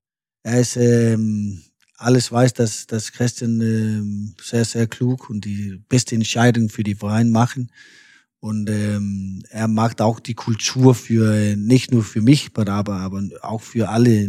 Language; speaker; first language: German; non-native, fluent; Danish